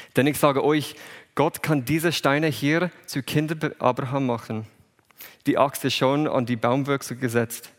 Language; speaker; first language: German; non-native, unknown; English